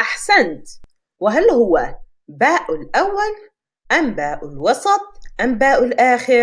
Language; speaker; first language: Arabic; non-native, fluent; French